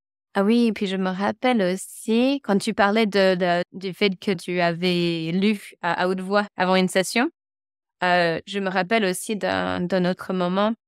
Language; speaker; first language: French; non-native, fluent; English